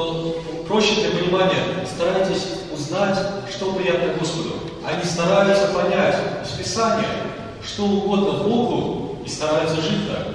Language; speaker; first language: Russian; native; Russian